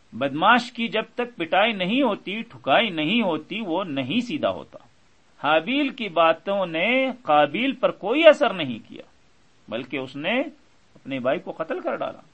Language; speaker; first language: Urdu; native; Urdu